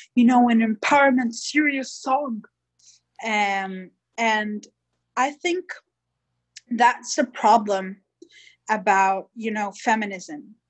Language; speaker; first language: English; early bilingual, other home language; Hebrew